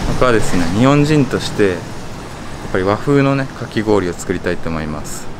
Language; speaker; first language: Japanese; native; Japanese